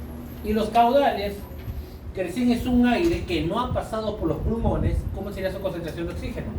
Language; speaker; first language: Spanish; native; Spanish